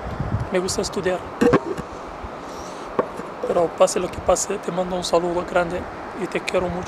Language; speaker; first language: Spanish; non-native, learner; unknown